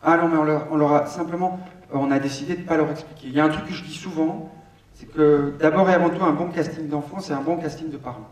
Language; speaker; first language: French; native; French